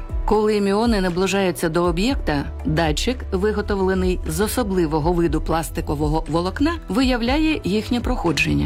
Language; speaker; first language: Ukrainian; native; Ukrainian